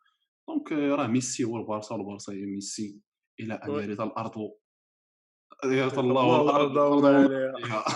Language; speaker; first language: Arabic; native; Arabic